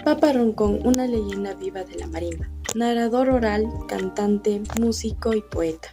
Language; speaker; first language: Spanish; native; Spanish